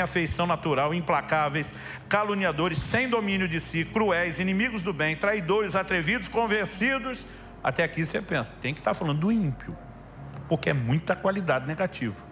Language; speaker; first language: Portuguese; native; Portuguese